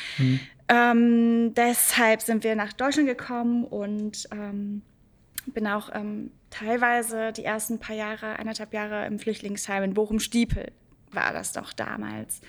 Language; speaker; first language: German; early bilingual, other home language; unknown